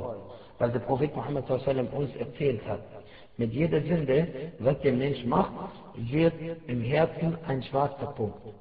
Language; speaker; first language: German; non-native, fluent; Arabic